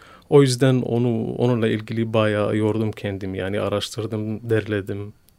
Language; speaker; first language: Turkish; non-native, fluent; Kurdish